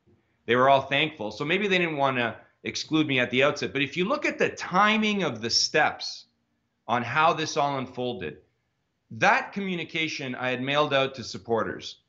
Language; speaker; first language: English; native; English